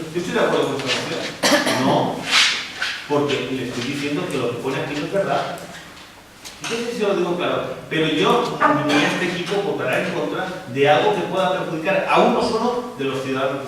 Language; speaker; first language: Spanish; native; Spanish